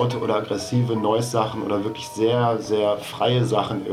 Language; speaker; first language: German; native; German